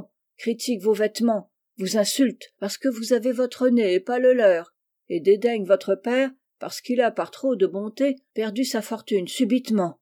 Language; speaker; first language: French; native; French